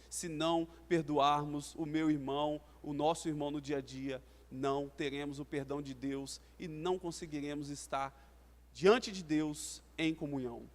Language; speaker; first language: Portuguese; native; Portuguese